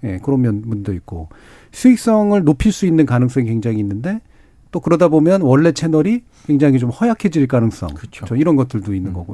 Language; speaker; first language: Korean; native; Korean